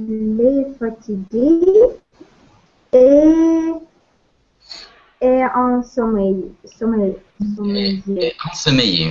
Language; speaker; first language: French; non-native, learner; Russian